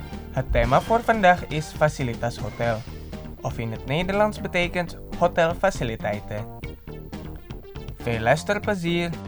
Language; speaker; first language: Dutch; non-native, fluent; Indonesian